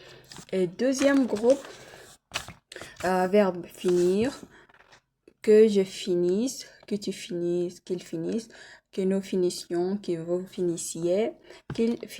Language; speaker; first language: French; non-native, learner; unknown